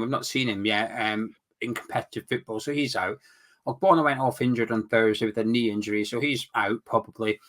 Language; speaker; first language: English; native; English